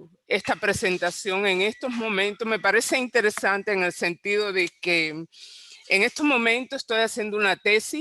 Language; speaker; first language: Spanish; non-native, fluent; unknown